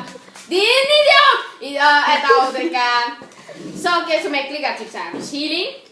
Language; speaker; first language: Swedish; early bilingual, other home language; Spanish